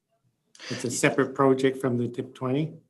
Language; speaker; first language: English; native; English